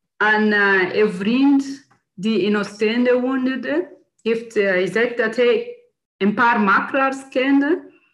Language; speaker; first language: Dutch; non-native, learner; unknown